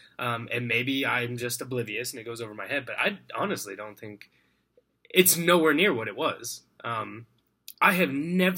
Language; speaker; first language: English; native; English